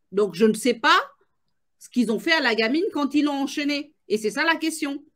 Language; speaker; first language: French; native; French